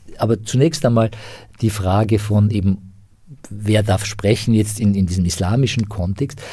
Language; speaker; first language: German; non-native, fluent; Persian